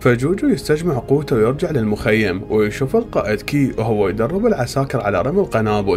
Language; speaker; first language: Arabic; native; Arabic